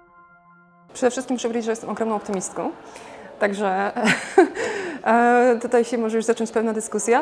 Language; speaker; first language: Polish; native; Polish